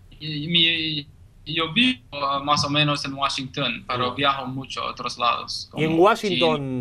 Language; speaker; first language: Spanish; non-native, learner; English